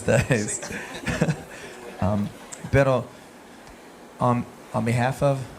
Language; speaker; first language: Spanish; non-native, learner; English